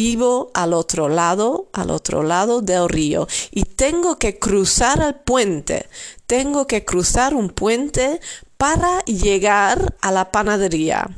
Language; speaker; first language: Spanish; non-native, fluent; Dutch